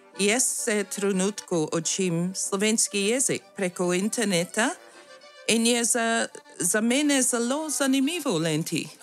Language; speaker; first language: Slovenian; non-native, learner; English